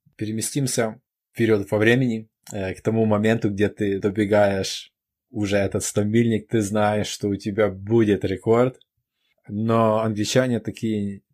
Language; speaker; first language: Russian; non-native, local second language; Ukrainian